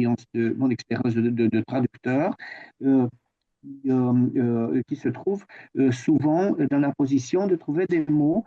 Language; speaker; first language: French; non-native, fluent; Romanian